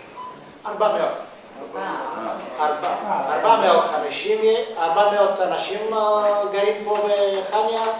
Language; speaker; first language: Hebrew; non-native, learner; Greek